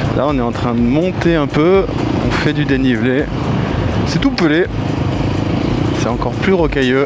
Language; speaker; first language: French; native; French